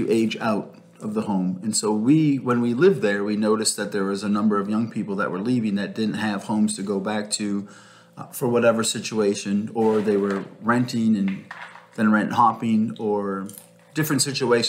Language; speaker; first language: English; native; English